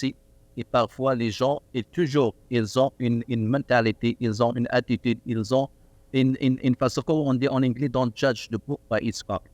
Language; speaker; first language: French; non-native, learner; Arabic